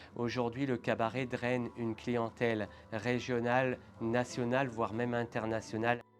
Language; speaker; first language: French; native; French